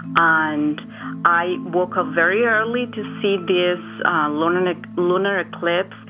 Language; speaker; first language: English; non-native, fluent; Spanish